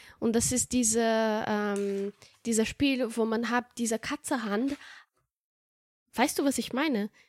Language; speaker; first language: German; non-native, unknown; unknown